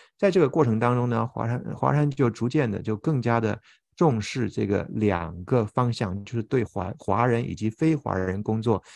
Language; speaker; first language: Chinese; native; Chinese